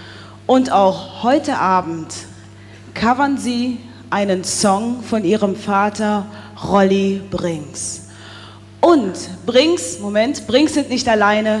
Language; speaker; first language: German; native; German